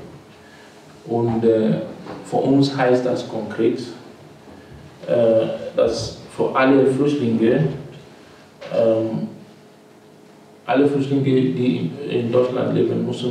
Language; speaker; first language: German; non-native, fluent; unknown